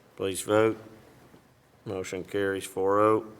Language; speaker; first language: English; native; English